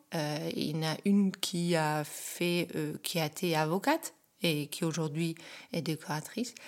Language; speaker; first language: French; non-native, fluent; Dutch